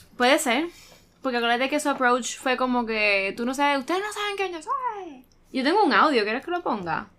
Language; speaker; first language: Spanish; native; Spanish